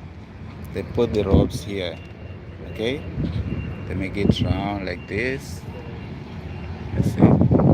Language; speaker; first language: English; non-native, local second language; Shona